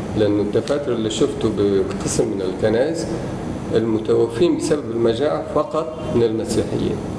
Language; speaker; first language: Arabic; non-native, fluent; Turkish